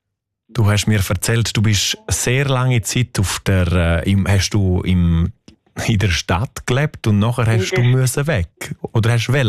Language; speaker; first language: German; native; German